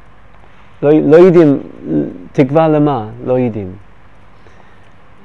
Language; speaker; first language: Hebrew; non-native, fluent; English